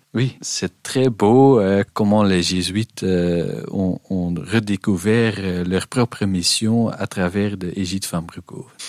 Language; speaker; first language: French; non-native, local second language; Dutch